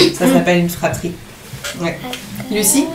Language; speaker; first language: French; native; French